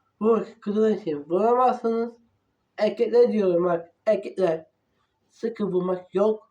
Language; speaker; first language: Turkish; non-native, learner; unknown